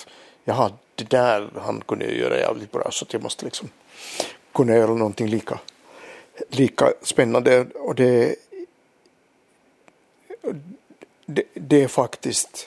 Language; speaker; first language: Swedish; non-native, local second language; Finnish